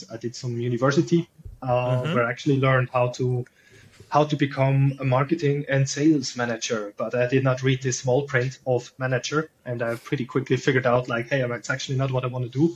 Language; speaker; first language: English; non-native, fluent; German